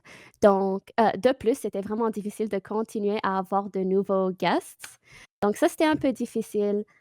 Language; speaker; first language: French; non-native, fluent; English